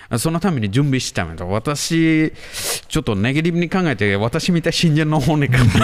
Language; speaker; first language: Japanese; non-native, learner; Bangla